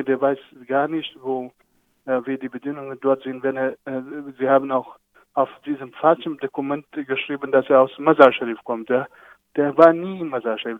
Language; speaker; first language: German; non-native, fluent; Persian